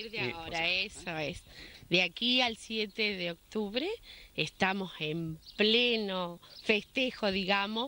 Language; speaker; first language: Spanish; native; Spanish